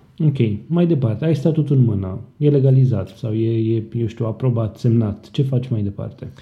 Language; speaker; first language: Romanian; native; Romanian